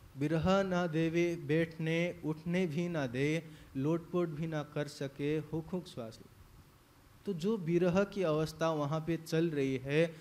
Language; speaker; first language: Hindi; native; Hindi